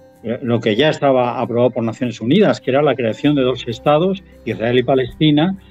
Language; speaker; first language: Spanish; native; Spanish